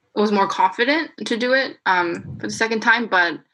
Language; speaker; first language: English; non-native, fluent; Korean